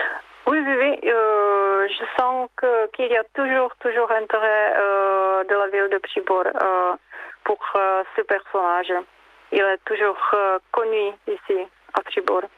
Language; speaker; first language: French; non-native, fluent; Czech